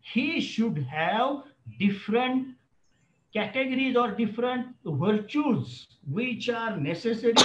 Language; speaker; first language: English; non-native, local second language; Marathi